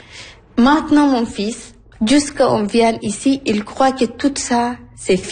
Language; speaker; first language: French; non-native, learner; Arabic